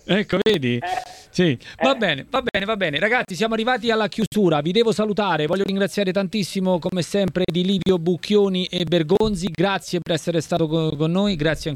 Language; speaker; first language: Italian; native; Italian